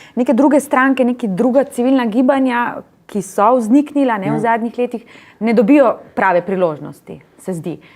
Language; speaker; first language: Slovenian; native; Slovenian